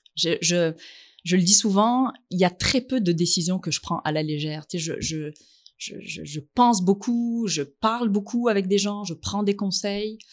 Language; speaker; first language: French; early bilingual, other home language; Arabic